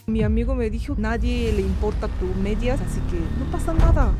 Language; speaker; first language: Spanish; non-native, learner; Korean